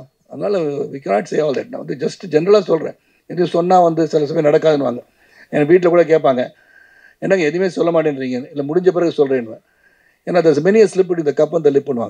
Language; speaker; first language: Tamil; native; Tamil